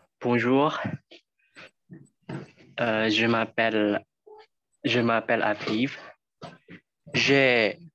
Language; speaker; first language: French; non-native, learner; Indonesian